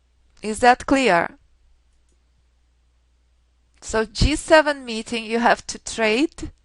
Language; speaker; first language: English; non-native, fluent; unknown